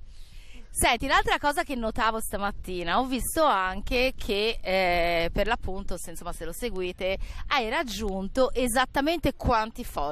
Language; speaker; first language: Italian; native; Italian